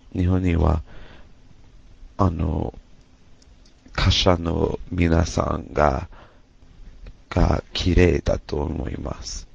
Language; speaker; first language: Japanese; non-native, learner; English